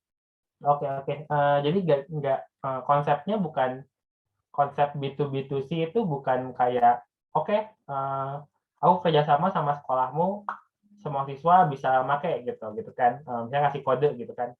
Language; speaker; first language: Indonesian; native; Indonesian